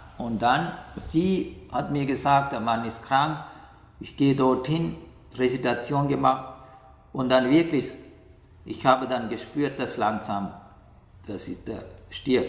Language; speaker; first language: German; non-native, learner; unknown